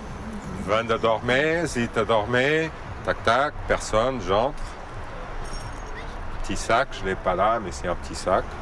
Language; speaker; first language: French; non-native, fluent; Portuguese